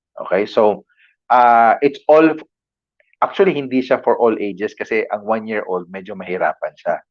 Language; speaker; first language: Filipino; non-native, local second language; Cebuano